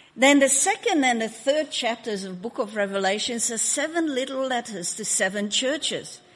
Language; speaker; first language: English; non-native, fluent; Hungarian